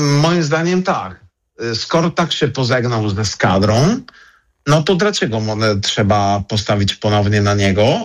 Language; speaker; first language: Polish; non-native, fluent; Italian